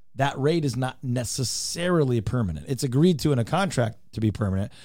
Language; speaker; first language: English; native; English